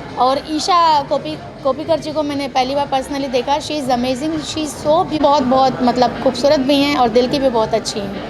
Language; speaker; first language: Hindi; native; Hindi